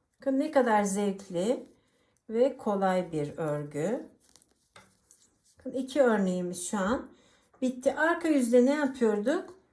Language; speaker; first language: Turkish; native; Turkish